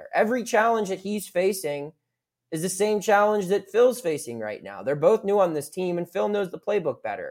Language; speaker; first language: English; native; English